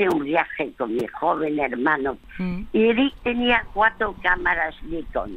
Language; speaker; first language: Spanish; early bilingual, other home language; French